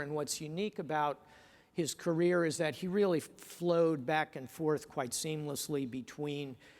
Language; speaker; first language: English; native; English